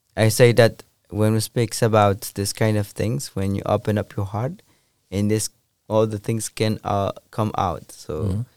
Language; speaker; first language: English; non-native, learner; Kaqchikel